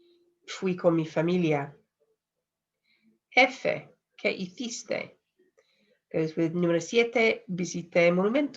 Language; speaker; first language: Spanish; non-native, fluent; English